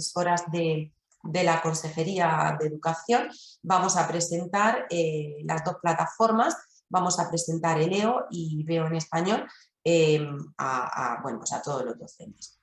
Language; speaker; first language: Spanish; native; Spanish